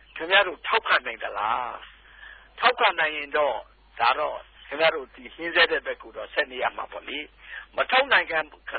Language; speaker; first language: Burmese; non-native, local second language; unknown